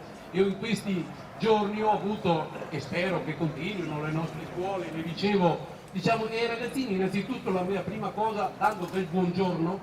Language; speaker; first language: Italian; native; Italian